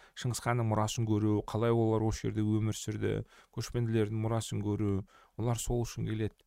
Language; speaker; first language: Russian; non-native, local second language; Kazakh